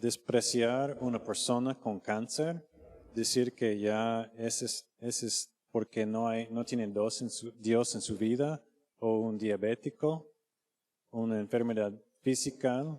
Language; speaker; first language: Spanish; non-native, fluent; English